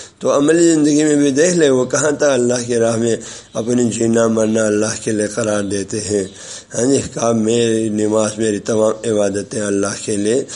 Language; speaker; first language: Urdu; non-native, local second language; Balti